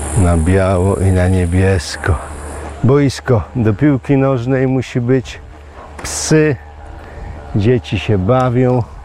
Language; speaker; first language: Polish; native; Polish